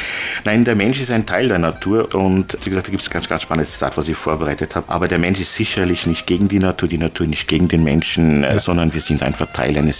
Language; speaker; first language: German; non-native, fluent; Luxembourgish